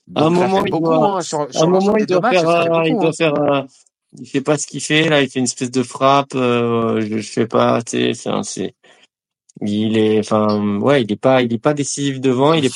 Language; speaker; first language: French; native; French